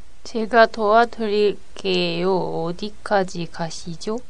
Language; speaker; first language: Korean; non-native, learner; Japanese